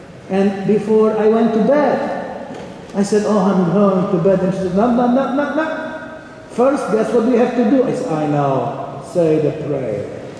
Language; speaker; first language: English; non-native, fluent; Polish